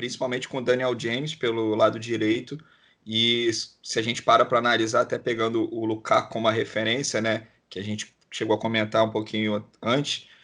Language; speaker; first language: Portuguese; native; Portuguese